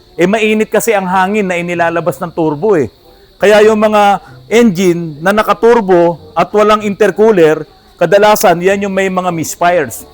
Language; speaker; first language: Filipino; native; Filipino